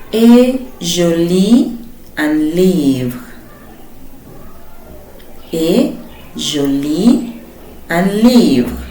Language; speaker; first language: French; non-native, fluent; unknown